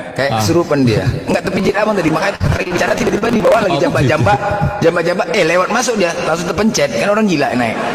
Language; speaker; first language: Indonesian; native; Indonesian